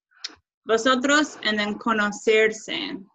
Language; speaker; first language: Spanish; non-native, fluent; English